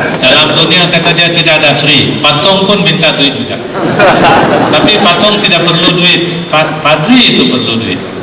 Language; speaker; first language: Malay; non-native, local second language; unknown